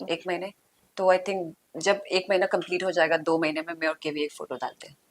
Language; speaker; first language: Hindi; non-native, local second language; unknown